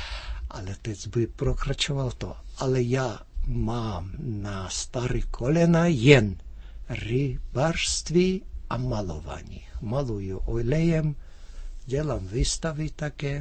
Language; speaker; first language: Czech; early bilingual, heritage; Czech